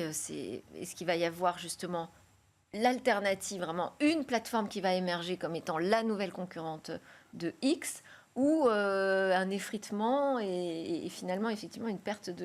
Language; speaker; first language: French; native; French